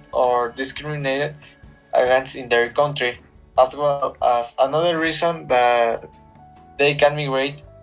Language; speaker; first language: English; non-native, learner; Spanish